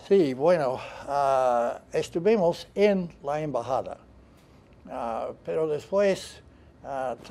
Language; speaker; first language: Spanish; non-native, fluent; English